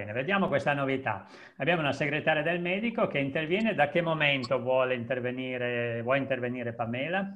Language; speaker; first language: Italian; native; Italian